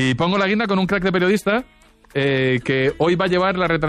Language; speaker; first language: Spanish; native; Spanish